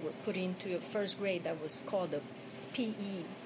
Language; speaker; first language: English; non-native, fluent; Hungarian